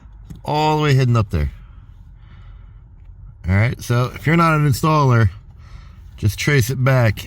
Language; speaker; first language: English; native; English